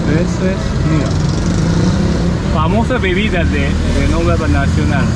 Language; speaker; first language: Spanish; non-native, learner; Japanese